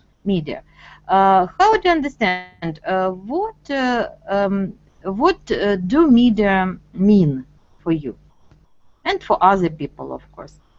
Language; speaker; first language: English; non-native, fluent; Russian